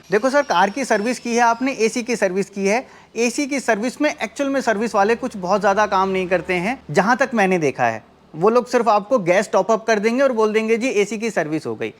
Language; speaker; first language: Hindi; native; Hindi